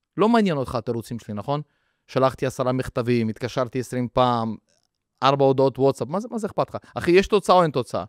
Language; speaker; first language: Hebrew; early bilingual, other home language; Russian